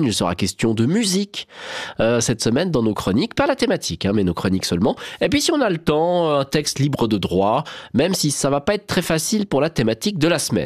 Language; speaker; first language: French; native; French